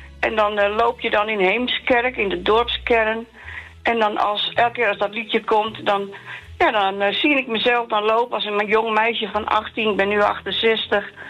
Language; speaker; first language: Dutch; native; Dutch